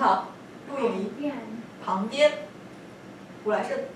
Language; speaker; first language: Chinese; non-native, fluent; English